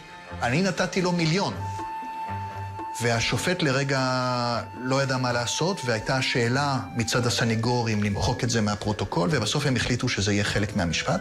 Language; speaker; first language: Hebrew; native; Hebrew